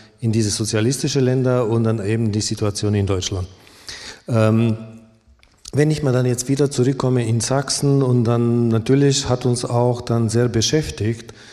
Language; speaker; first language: German; early bilingual, other home language; Romany